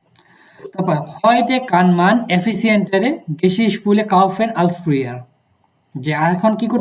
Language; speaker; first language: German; non-native, fluent; Bangla